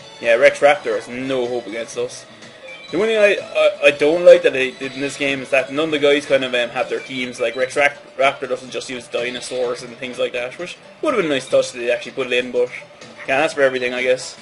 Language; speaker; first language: English; native; English